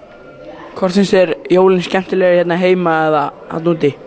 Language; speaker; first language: Icelandic; native; Icelandic